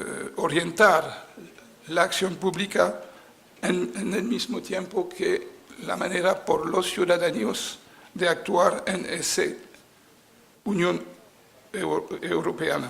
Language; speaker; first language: Spanish; non-native, fluent; French